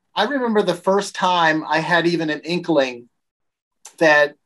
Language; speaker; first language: English; native; English